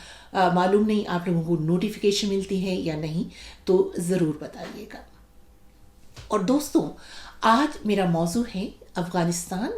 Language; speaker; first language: Urdu; native; Urdu